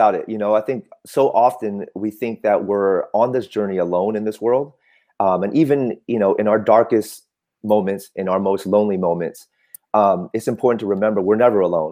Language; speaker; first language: English; early bilingual, other home language; Cantonese